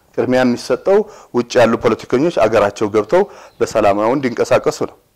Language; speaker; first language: Amharic; non-native, local second language; Tigrinya